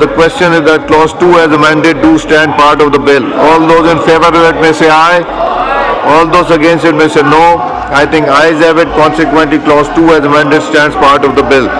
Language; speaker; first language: English; non-native, local second language; Urdu